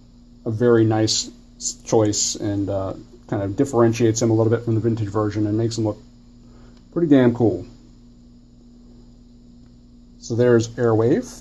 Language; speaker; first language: English; native; English